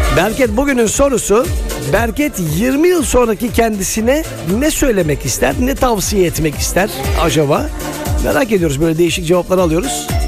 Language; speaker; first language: Turkish; native; Turkish